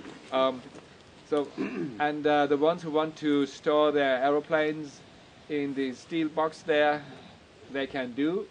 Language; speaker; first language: English; non-native, fluent; German